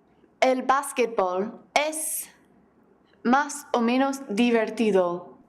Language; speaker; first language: Spanish; non-native, fluent; English